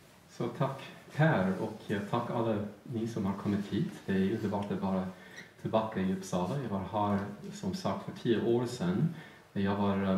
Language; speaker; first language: Swedish; non-native, fluent; English